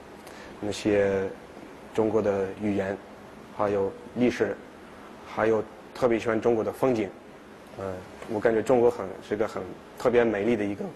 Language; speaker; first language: Chinese; non-native, fluent; English